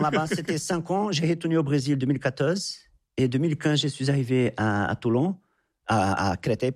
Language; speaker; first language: French; non-native, fluent; Portuguese